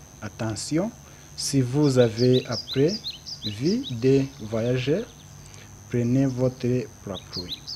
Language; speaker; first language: French; non-native, learner; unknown